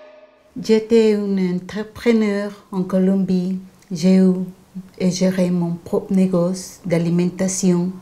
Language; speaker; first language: French; non-native, learner; Spanish